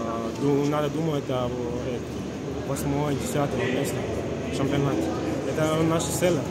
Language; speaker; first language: Russian; non-native, learner; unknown